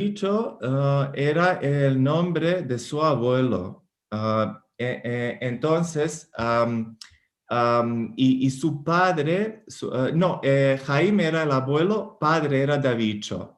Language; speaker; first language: Spanish; non-native, fluent; Serbian